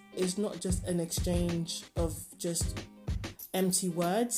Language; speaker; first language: English; non-native, local second language; Yoruba